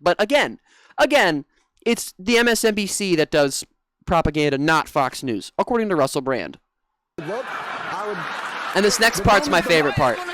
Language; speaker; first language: English; native; English